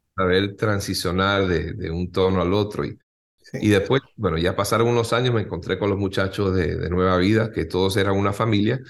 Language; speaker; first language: Spanish; native; Spanish